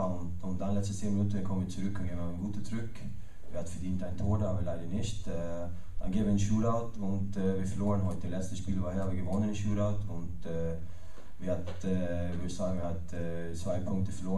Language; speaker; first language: German; non-native, learner; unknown